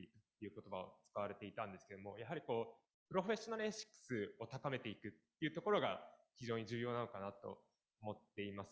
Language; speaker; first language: Japanese; native; Japanese